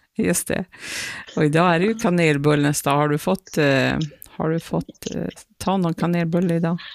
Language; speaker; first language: Swedish; native; Swedish